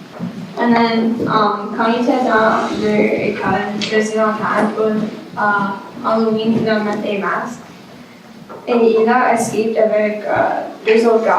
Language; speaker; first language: French; non-native, local second language; English